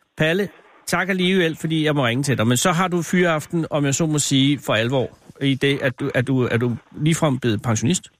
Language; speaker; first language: Danish; native; Danish